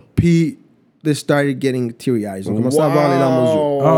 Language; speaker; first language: French; non-native, local second language; German